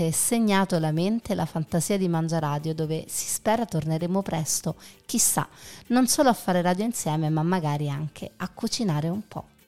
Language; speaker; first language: Italian; native; Italian